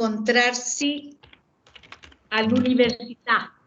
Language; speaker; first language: Italian; non-native, learner; Spanish